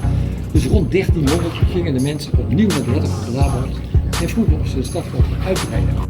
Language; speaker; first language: Dutch; native; Dutch